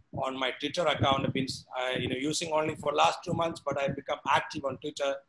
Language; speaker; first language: English; non-native, local second language; Malayalam